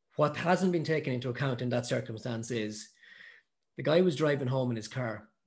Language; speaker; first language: English; native; English